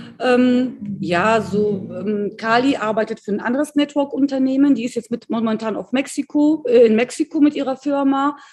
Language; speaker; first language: German; early bilingual, other home language; Polish